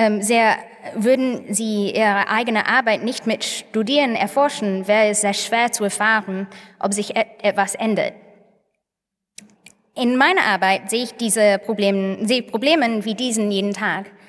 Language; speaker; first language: German; non-native, fluent; English